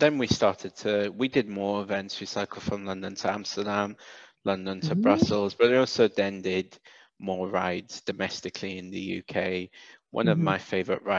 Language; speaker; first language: English; native; English